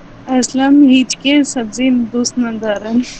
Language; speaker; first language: Persian; non-native, learner; Urdu